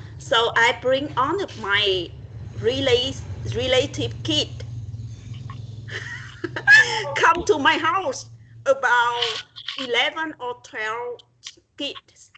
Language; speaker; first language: English; non-native, learner; Vietnamese